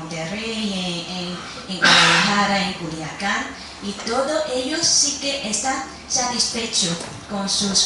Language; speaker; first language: Spanish; non-native, fluent; Chinese